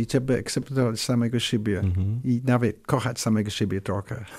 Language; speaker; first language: Polish; non-native, learner; English